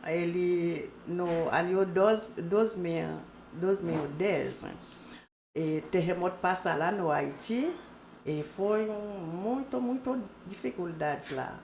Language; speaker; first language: Portuguese; non-native, learner; Haitian Creole